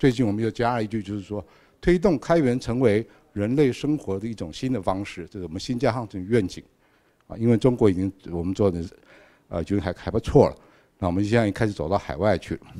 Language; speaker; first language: Chinese; native; Chinese